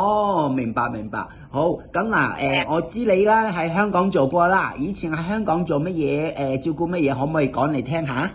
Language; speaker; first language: Cantonese; native; Cantonese